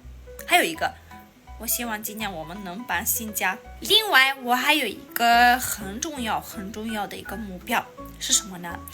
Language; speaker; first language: Chinese; non-native, fluent; Armenian